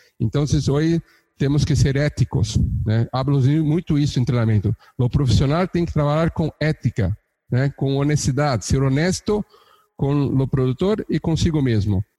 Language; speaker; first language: Portuguese; native; Portuguese